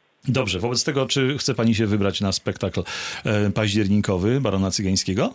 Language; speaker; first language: Polish; native; Polish